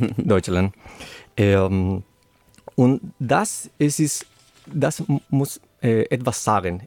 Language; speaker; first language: German; non-native, learner; Spanish